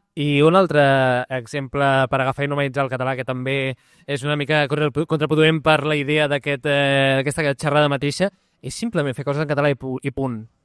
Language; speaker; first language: Catalan; non-native, local second language; Spanish